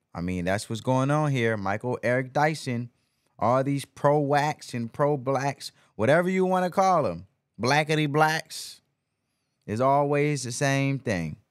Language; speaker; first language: English; native; English